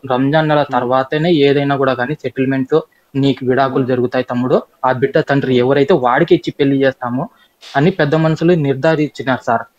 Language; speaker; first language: Telugu; native; Telugu